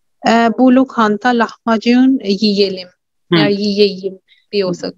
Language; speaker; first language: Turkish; non-native, learner; Urdu